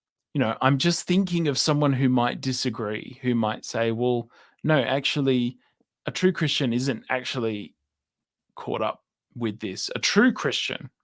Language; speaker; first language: English; native; English